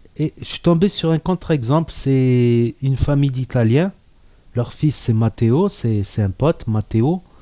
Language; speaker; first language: French; native; French